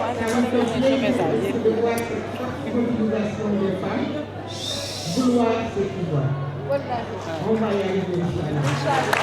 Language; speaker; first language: French; non-native, local second language; Wolof